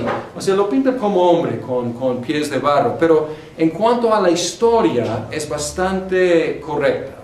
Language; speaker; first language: Spanish; non-native, fluent; English